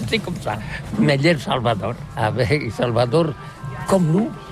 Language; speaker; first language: French; non-native, learner; Catalan